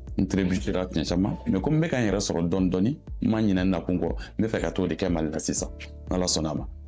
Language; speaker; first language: French; non-native, local second language; Bambara